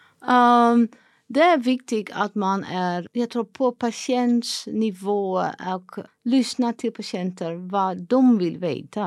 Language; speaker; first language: Swedish; non-native, fluent; Dutch